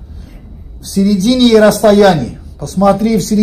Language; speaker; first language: Russian; non-native, learner; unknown